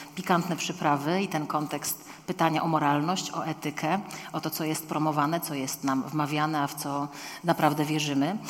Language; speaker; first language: Polish; native; Polish